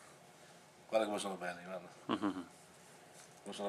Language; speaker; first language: Italian; early bilingual, heritage; French